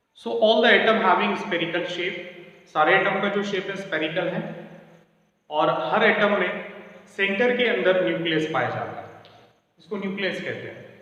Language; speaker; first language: Hindi; non-native, local second language; Marathi